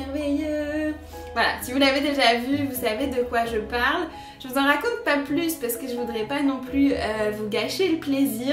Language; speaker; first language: French; native; French